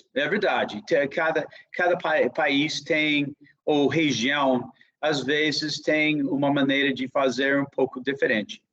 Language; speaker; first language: Portuguese; non-native, fluent; English